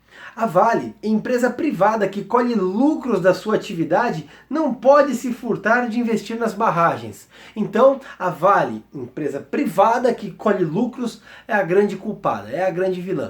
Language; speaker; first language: Portuguese; native; Portuguese